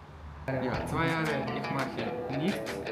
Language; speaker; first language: German; non-native, learner; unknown